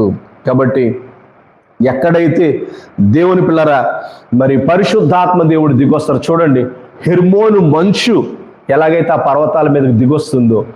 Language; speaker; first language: Telugu; native; Telugu